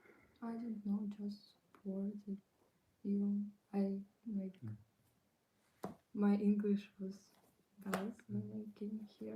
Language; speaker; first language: English; non-native, learner; Ukrainian